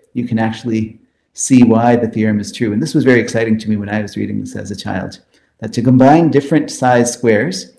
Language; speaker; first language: English; early bilingual, other home language; Hindi